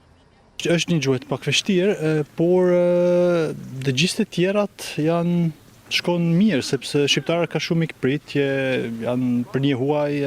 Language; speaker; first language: Albanian; non-native, learner; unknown